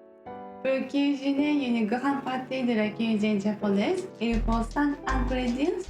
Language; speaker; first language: French; non-native, learner; Japanese